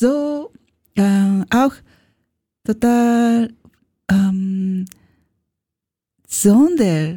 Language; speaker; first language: German; non-native, learner; Japanese